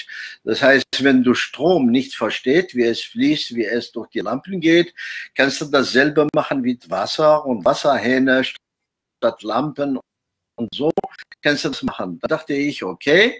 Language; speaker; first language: German; non-native, fluent; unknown